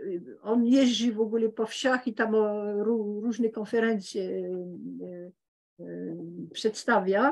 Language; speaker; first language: Polish; early bilingual, heritage; Polish